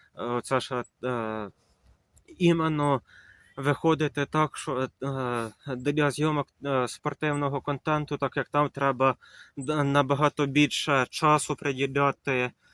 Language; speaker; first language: Ukrainian; native; Ukrainian